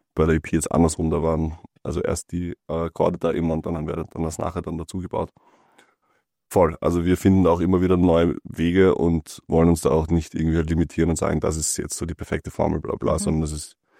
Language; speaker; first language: German; native; German